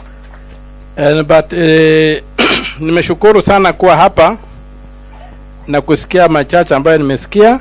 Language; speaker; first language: Swahili; non-native, local second language; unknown